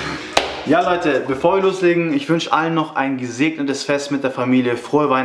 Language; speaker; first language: German; native; German